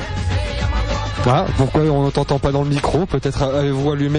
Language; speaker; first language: French; native; French